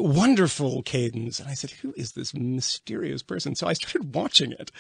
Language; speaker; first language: English; native; English